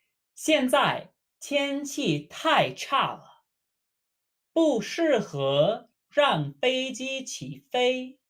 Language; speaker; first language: Chinese; non-native, fluent; English